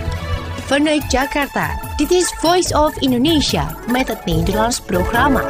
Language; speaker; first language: Dutch; non-native, fluent; Indonesian